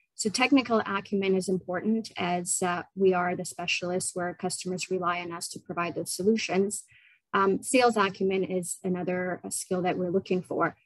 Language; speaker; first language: English; non-native, fluent; Ukrainian